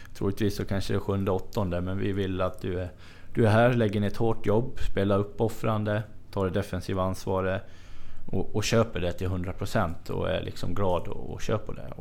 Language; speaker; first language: Swedish; native; Swedish